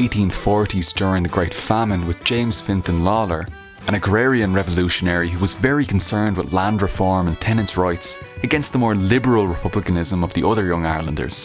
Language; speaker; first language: English; native; English